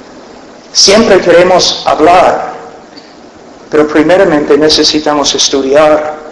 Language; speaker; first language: Spanish; non-native, fluent; English